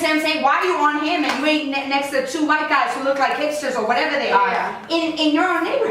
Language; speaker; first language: English; native; English